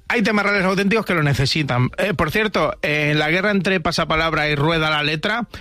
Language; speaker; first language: Spanish; native; Spanish